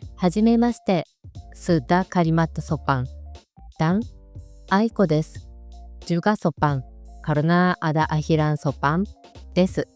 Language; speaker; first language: Indonesian; non-native, fluent; Japanese